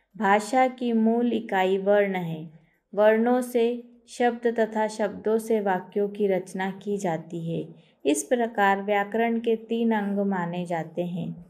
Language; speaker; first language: Hindi; native; Hindi